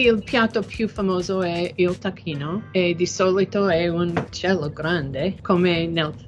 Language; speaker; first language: Italian; non-native, learner; English